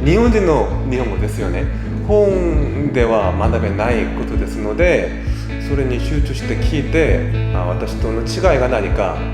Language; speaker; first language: Japanese; non-native, fluent; Korean